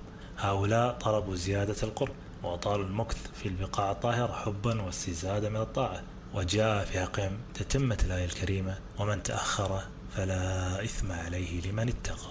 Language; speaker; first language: Arabic; native; Arabic